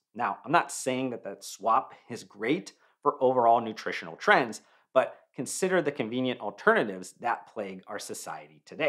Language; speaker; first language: English; native; English